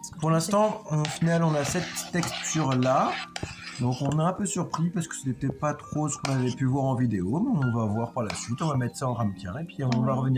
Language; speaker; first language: French; native; French